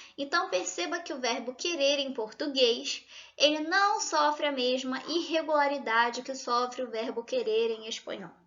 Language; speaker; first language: Portuguese; native; Portuguese